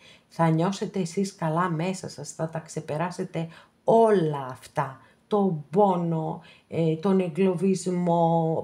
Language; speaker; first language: Greek; native; Greek